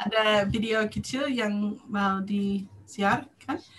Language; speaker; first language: Indonesian; non-native, fluent; English